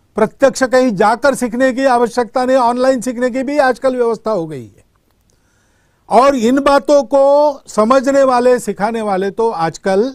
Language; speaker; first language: Hindi; non-native, local second language; Marathi